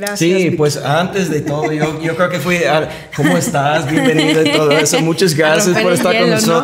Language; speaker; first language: Spanish; non-native, fluent; English